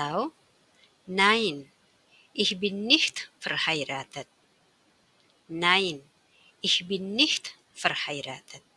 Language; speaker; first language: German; non-native, fluent; Indonesian